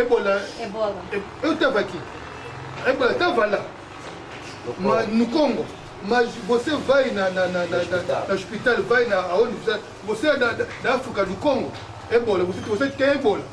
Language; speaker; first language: Portuguese; non-native, learner; Lingala